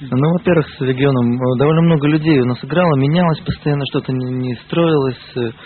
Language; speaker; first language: Russian; native; Russian